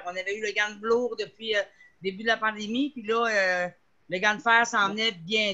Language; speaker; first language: French; native; French